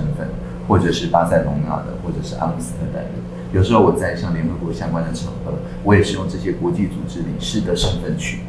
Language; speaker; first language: Chinese; native; Chinese